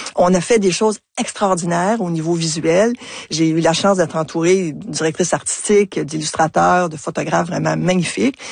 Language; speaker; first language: French; native; French